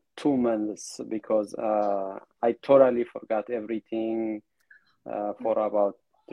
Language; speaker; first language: English; non-native, fluent; Amharic